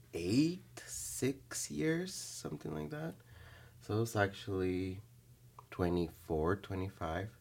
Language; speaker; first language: English; early bilingual, other home language; Spanish